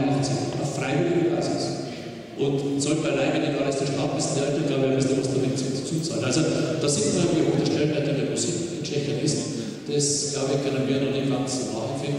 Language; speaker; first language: German; native; German